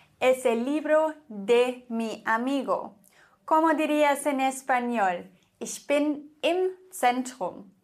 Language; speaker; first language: Spanish; non-native, fluent; German